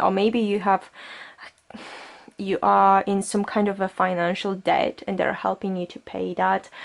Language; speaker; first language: English; non-native, fluent; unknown